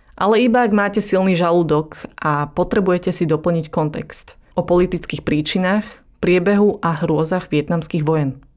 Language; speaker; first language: Slovak; early bilingual, other home language; Vietnamese